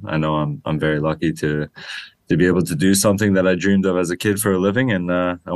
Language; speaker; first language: English; native; English